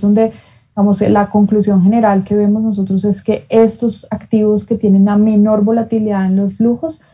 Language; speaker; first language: Spanish; native; Spanish